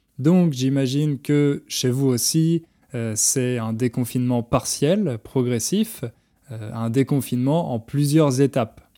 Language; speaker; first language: French; native; French